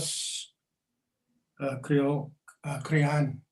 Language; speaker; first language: Spanish; non-native, learner; English